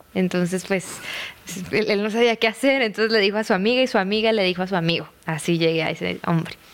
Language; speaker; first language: Spanish; native; Spanish